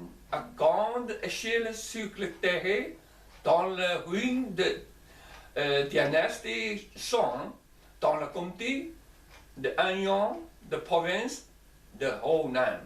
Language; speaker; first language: French; non-native, learner; Chinese